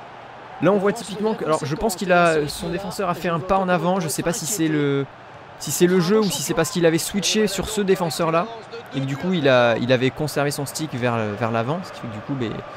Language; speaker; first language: French; native; French